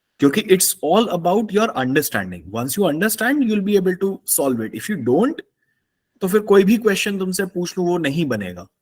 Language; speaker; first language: Hindi; native; Hindi